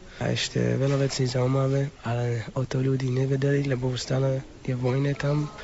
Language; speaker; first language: Slovak; non-native, learner; Arabic